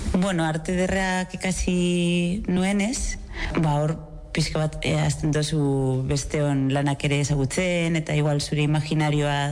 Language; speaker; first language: Basque; native; Basque